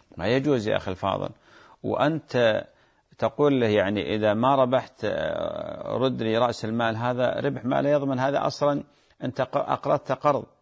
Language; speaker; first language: Arabic; native; Arabic